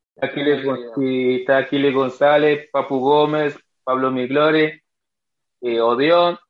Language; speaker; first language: Spanish; non-native, fluent; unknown